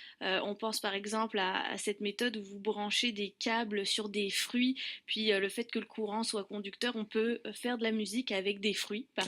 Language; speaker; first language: French; native; French